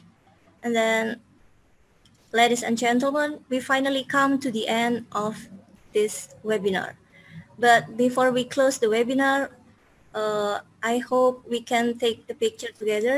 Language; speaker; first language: English; non-native, fluent; Indonesian